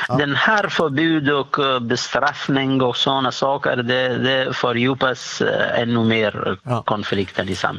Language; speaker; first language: Swedish; non-native, fluent; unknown